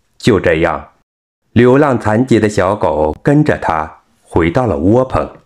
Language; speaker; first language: Chinese; native; Chinese